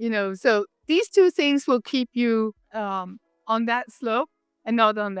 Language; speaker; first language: English; non-native, fluent; Danish